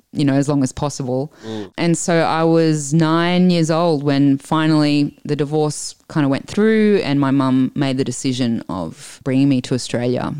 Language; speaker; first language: English; early bilingual, other home language; Italian